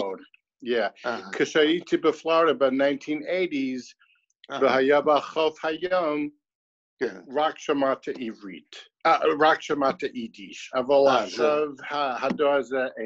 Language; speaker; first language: Hebrew; non-native, fluent; English